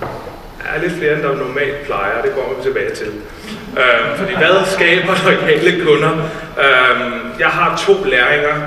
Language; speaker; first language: Danish; native; Danish